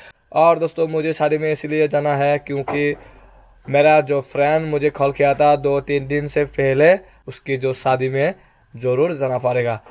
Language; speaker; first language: Hindi; non-native, local second language; Chakma